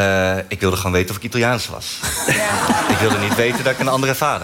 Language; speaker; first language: Dutch; native; Dutch